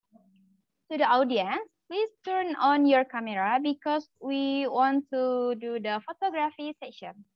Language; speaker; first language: English; non-native, learner; Malay